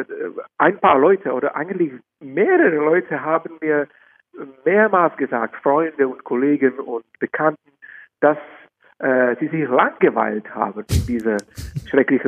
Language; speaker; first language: German; non-native, fluent; Czech